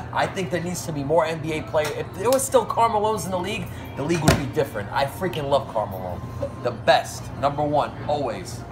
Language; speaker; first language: English; native; English